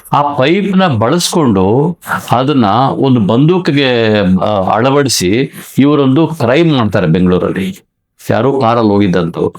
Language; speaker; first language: Kannada; native; Kannada